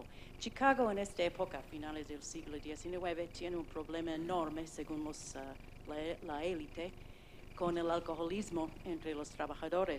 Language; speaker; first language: Spanish; non-native, fluent; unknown